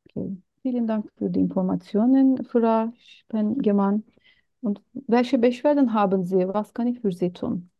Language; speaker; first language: German; non-native, learner; Turkish